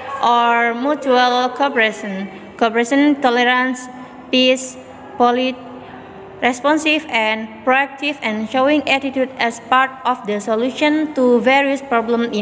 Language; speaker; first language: English; non-native, learner; Indonesian